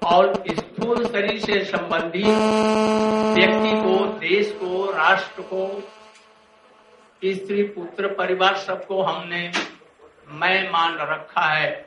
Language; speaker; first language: Hindi; native; Hindi